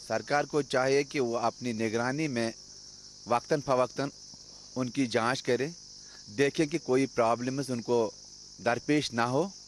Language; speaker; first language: Hindi; non-native, local second language; Kashmiri